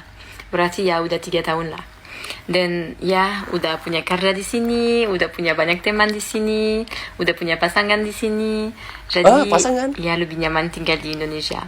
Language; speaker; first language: Indonesian; non-native, fluent; French